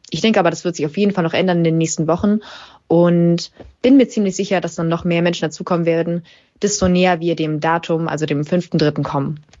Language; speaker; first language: German; native; German